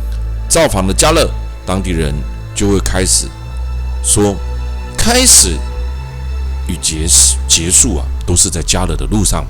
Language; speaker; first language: Chinese; native; Chinese